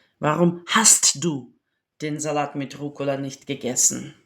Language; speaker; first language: German; non-native, fluent; Ukrainian